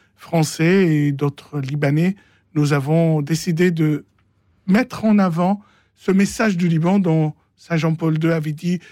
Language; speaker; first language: French; non-native, local second language; Arabic